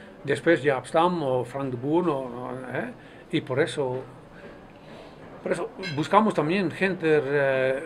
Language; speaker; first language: Spanish; non-native, fluent; Dutch